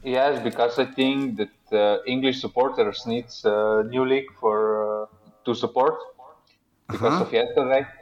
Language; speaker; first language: English; non-native, learner; Slovenian